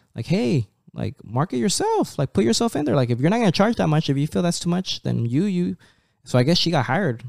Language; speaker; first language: English; early bilingual, other home language; Spanish